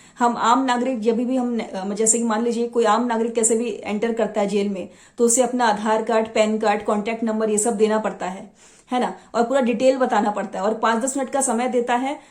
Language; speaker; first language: Hindi; non-native, local second language; Assamese